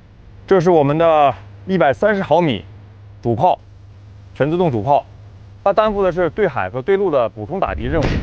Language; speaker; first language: Chinese; native; Chinese